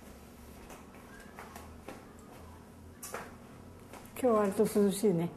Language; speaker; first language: Japanese; native; Japanese